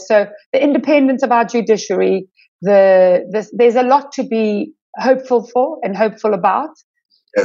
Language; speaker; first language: English; native; English